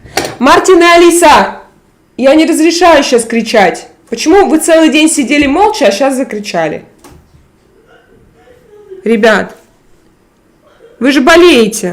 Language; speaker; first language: Russian; native; Russian